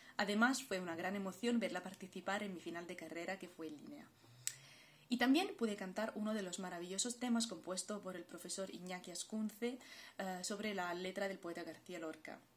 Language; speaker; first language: Spanish; non-native, fluent; Italian